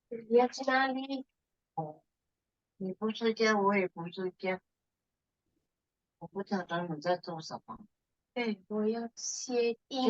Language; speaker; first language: Chinese; early bilingual, heritage; Chinese